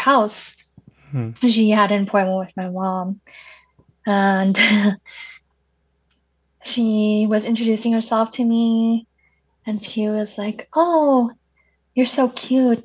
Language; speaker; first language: English; early bilingual, other home language; Cebuano